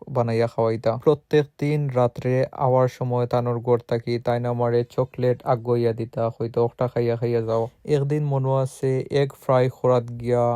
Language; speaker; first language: Bangla; native; Bangla